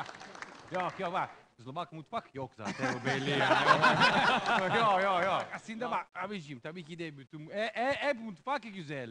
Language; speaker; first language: Turkish; non-native, fluent; Italian